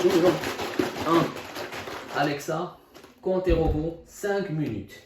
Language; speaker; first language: French; non-native, local second language; Arabic